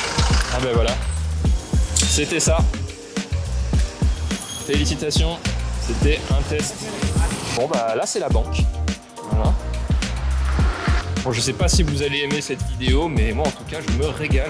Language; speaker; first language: French; native; French